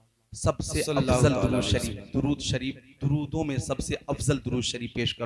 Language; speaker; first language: Urdu; native; Urdu